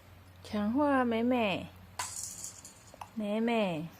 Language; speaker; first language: Chinese; non-native, fluent; Indonesian